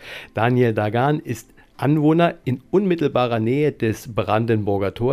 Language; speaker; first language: German; native; German